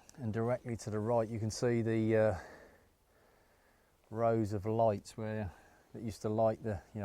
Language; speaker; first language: English; native; English